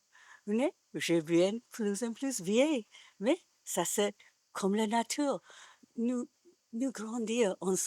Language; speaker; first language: French; non-native, learner; Japanese